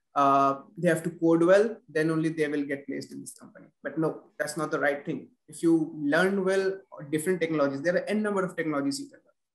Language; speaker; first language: English; non-native, local second language; Bangla